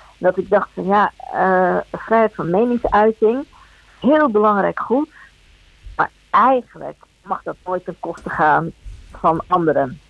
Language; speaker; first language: Dutch; early bilingual, other home language; Spanish